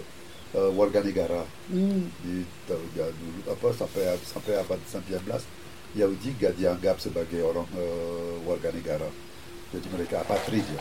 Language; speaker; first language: Indonesian; non-native, fluent; French